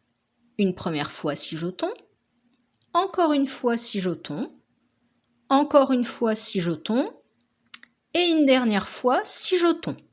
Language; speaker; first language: French; native; French